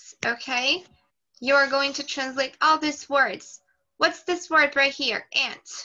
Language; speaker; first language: English; non-native, fluent; Portuguese